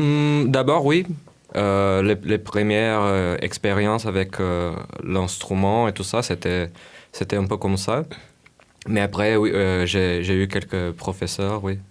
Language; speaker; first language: French; non-native, fluent; Portuguese